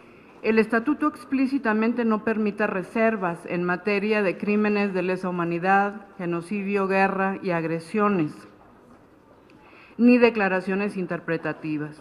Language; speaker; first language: Spanish; native; Spanish